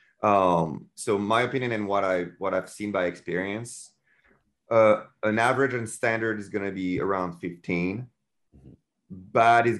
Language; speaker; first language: English; non-native, fluent; French